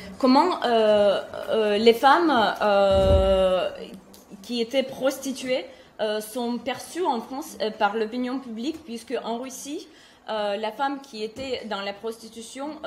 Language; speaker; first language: French; non-native, fluent; Russian